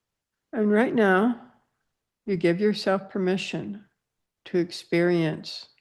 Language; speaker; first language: English; native; English